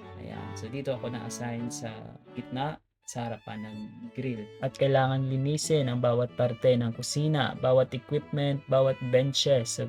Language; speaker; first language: Filipino; native; Filipino